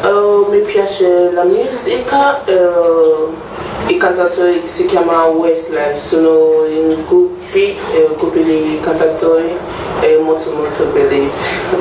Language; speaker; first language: Italian; non-native, learner; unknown